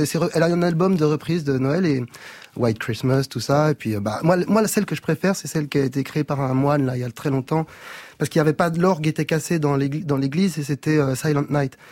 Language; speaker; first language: French; native; French